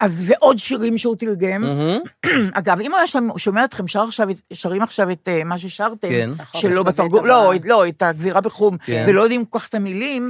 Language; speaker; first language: Hebrew; native; Hebrew